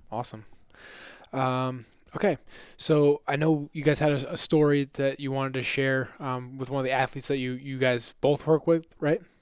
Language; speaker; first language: English; native; English